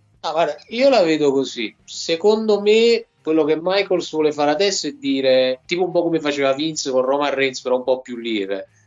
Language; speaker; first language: Italian; native; Italian